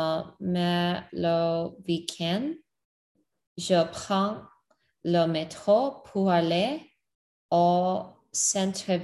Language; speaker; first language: French; non-native, learner; English